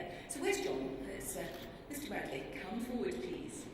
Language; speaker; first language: English; native; English